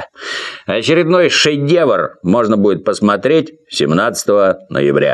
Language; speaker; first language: Russian; native; Russian